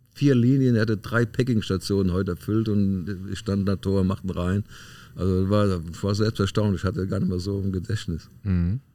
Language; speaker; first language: German; native; German